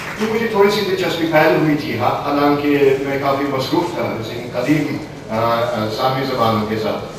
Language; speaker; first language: Urdu; non-native, fluent; English